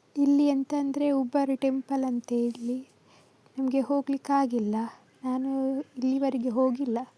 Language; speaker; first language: Kannada; non-native, local second language; Tulu